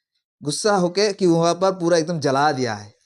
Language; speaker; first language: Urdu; non-native, local second language; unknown